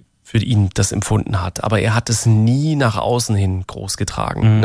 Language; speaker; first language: German; native; German